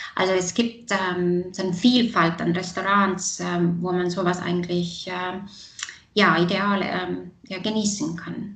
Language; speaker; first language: German; non-native, fluent; Estonian